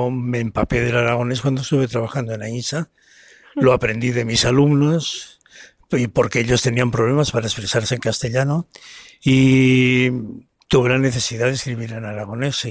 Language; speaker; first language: Spanish; native; Spanish